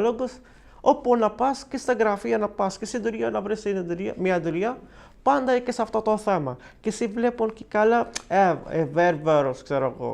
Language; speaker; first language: Greek; non-native, learner; Arabic